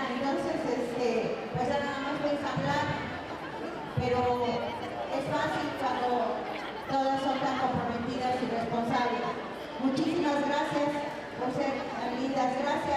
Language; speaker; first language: Spanish; native; Spanish